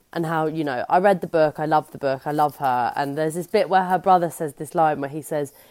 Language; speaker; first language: English; native; English